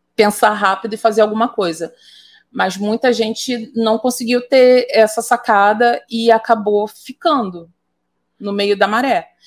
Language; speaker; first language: Portuguese; native; Portuguese